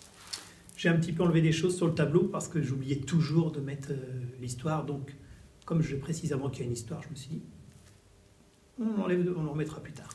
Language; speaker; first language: French; native; French